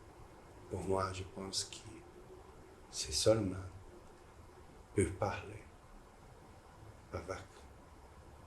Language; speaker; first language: French; non-native, learner; Portuguese